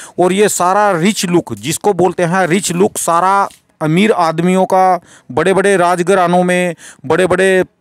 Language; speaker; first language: Hindi; native; Hindi